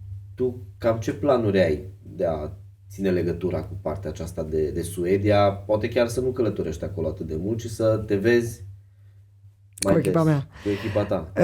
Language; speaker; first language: Romanian; native; Romanian